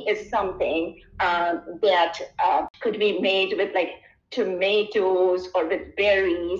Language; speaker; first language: English; non-native, local second language; Bangla